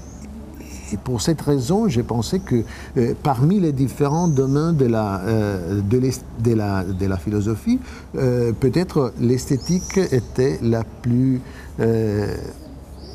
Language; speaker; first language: French; non-native, fluent; Italian